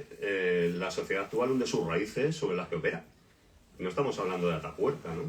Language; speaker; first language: Spanish; native; Spanish